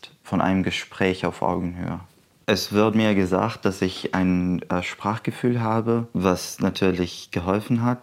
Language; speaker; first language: German; non-native, fluent; Arabic